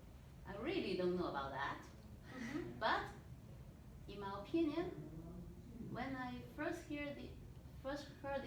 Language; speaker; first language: English; non-native, learner; Chinese